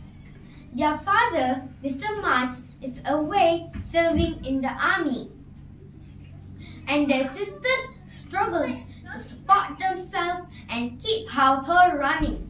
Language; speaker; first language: English; non-native, learner; Malay